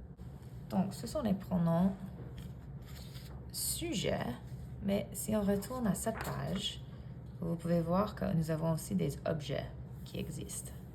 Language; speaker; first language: French; non-native, fluent; English